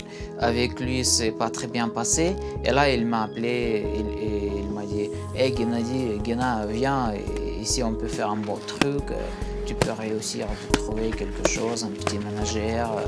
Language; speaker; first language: French; non-native, fluent; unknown